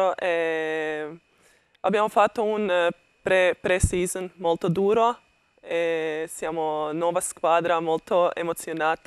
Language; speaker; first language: Italian; non-native, learner; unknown